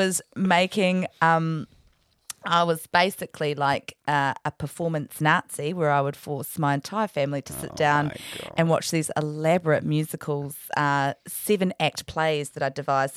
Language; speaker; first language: English; native; English